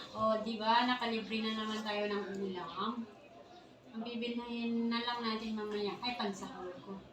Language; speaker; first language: Filipino; non-native, local second language; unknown